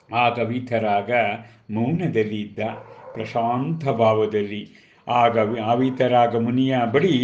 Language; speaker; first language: Kannada; native; Kannada